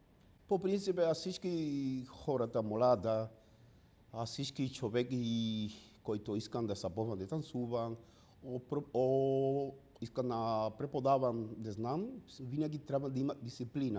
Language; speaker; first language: Bulgarian; non-native, learner; Spanish